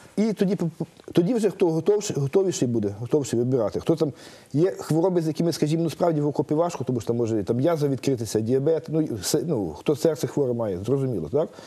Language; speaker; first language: Ukrainian; native; Ukrainian